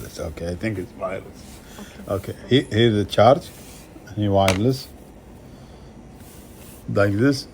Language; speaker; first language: English; non-native, learner; Arabic